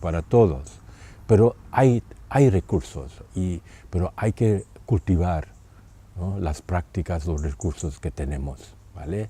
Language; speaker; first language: Spanish; non-native, fluent; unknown